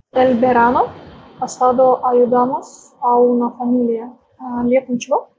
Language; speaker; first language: Russian; native; Russian